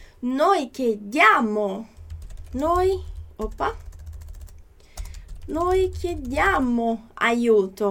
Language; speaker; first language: Italian; non-native, fluent; Portuguese